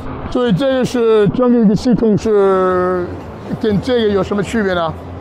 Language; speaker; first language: Chinese; non-native, fluent; English